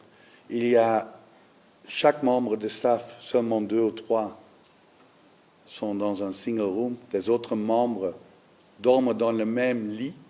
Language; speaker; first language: French; non-native, fluent; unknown